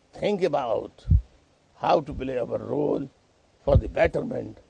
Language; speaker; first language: English; non-native, local second language; Urdu